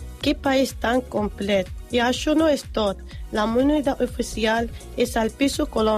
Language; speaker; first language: Catalan; non-native, learner; Arabic